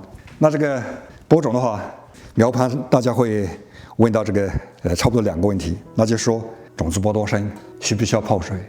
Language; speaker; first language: Chinese; native; Chinese